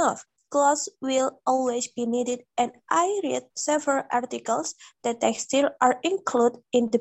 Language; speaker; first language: English; non-native, learner; Indonesian